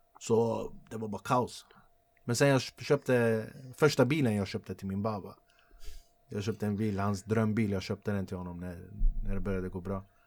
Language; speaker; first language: Swedish; early bilingual, other home language; Kurdish